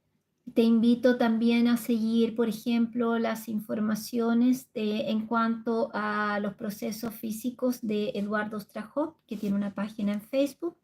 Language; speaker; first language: Spanish; native; Spanish